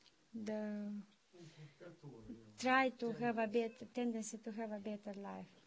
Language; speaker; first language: English; non-native, fluent; Romanian